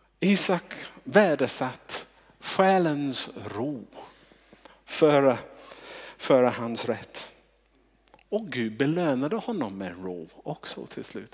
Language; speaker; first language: Swedish; non-native, fluent; English